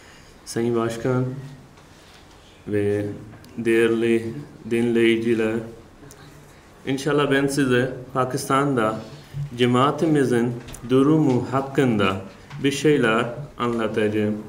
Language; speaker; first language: Turkish; non-native, learner; Urdu